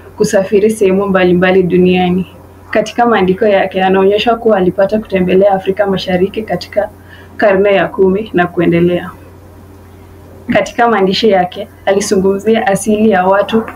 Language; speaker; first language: Swahili; non-native, local second language; Kalenjin